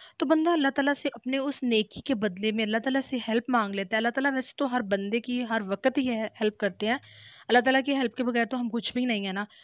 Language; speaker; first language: Urdu; native; Urdu